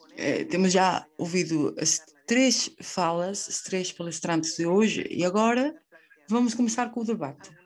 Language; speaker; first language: Portuguese; non-native, fluent; Spanish